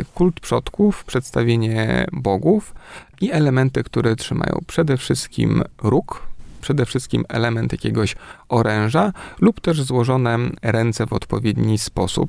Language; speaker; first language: Polish; native; Polish